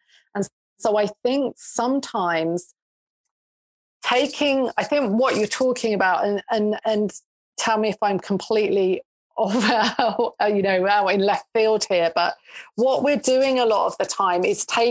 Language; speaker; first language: English; native; English